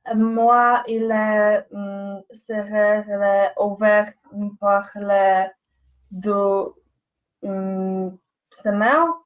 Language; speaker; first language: French; non-native, learner; Polish